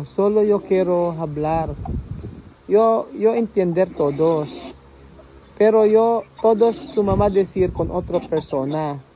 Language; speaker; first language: Spanish; non-native, learner; Filipino